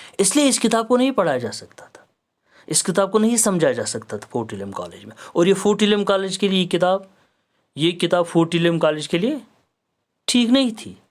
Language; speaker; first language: Urdu; native; Urdu